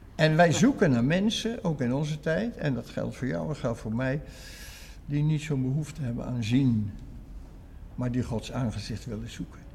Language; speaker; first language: Dutch; native; Dutch